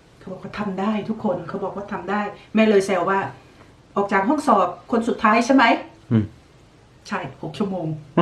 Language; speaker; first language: Thai; native; Thai